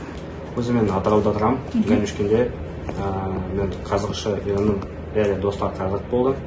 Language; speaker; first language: Kazakh; non-native, local second language; Azerbaijani